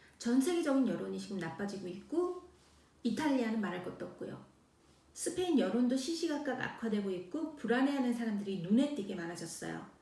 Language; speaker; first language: Korean; native; Korean